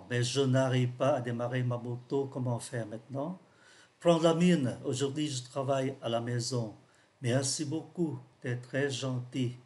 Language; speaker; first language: French; non-native, fluent; Vietnamese